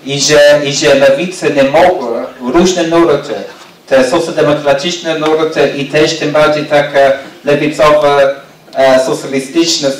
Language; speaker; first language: Polish; non-native, learner; English